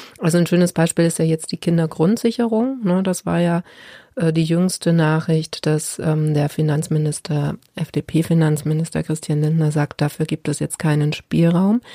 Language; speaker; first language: German; native; German